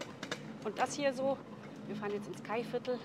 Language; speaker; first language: German; native; German